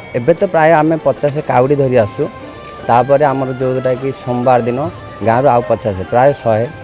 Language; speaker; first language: Odia; native; Odia